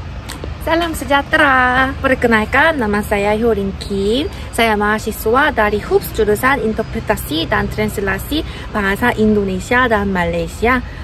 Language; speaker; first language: Indonesian; non-native, learner; Korean